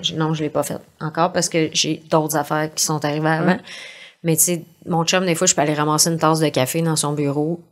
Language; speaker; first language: French; native; French